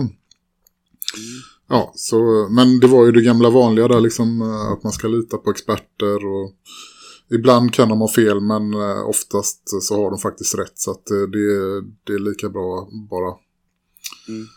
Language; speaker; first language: Swedish; native; Swedish